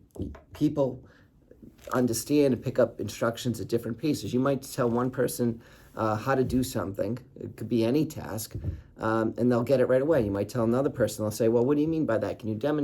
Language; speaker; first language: English; native; English